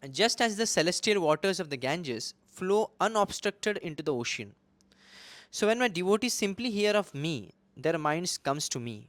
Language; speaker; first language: English; non-native, local second language; Hindi